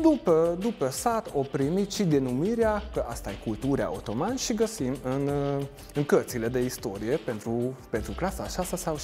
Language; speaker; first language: Romanian; non-native, local second language; Hungarian